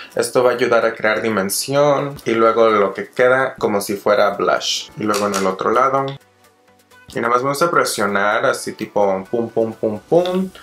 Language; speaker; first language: Spanish; early bilingual, heritage; Spanish